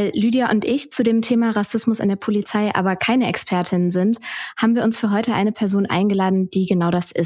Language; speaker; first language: German; native; German